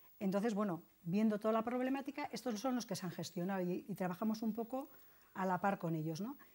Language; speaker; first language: Spanish; native; Spanish